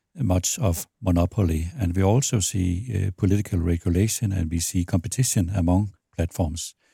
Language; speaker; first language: English; non-native, fluent; Danish